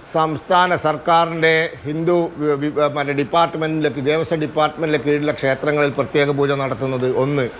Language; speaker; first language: Malayalam; native; Malayalam